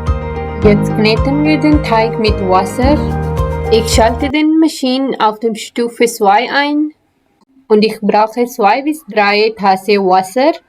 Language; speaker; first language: German; non-native, learner; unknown